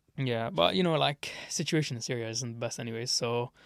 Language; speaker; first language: English; early bilingual, other home language; Arabic